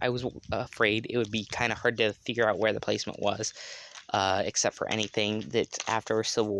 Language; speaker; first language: English; native; English